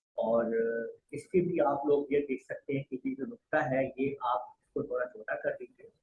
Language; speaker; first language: Urdu; non-native, local second language; Punjabi